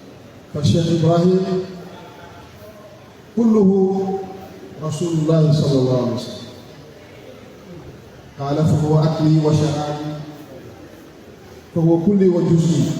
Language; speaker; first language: Arabic; non-native, fluent; Wolof